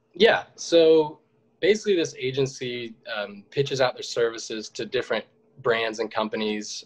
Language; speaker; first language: English; native; English